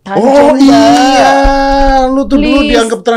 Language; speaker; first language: Indonesian; native; Indonesian